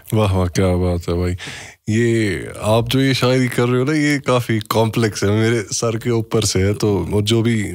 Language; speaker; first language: Hindi; non-native, local second language; Kashmiri